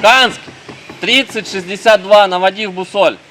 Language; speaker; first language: Russian; native; Russian